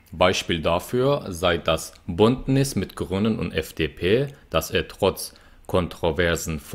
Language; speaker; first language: German; non-native, fluent; Persian